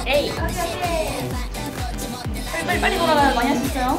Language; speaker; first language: Korean; native; Korean